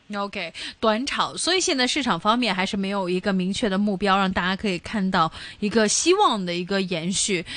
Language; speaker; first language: Chinese; non-native, local second language; Cantonese